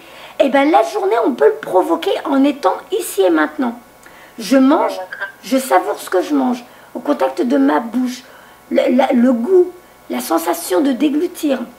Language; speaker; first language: French; native; French